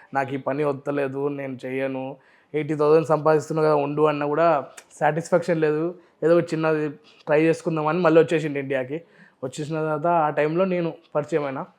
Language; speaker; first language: Telugu; non-native, local second language; Urdu